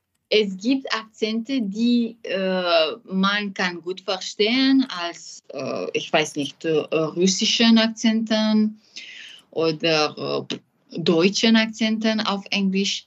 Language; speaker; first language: German; non-native, learner; French